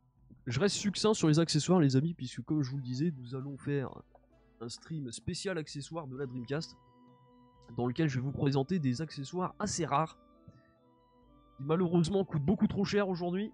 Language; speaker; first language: French; native; French